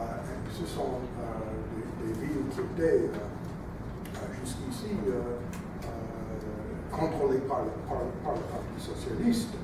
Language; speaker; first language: French; non-native, fluent; English